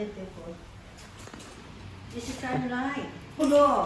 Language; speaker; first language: English; non-native, learner; Indonesian